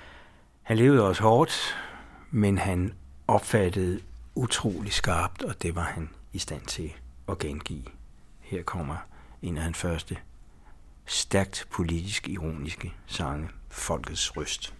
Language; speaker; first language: Danish; native; Danish